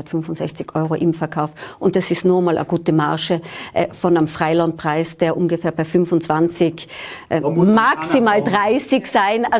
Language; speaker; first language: German; native; German